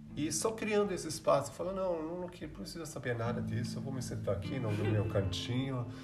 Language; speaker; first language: Portuguese; non-native, fluent; German